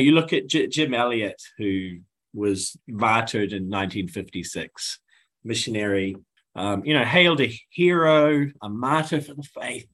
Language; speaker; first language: English; native; English